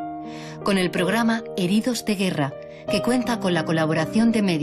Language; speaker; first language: Spanish; native; Spanish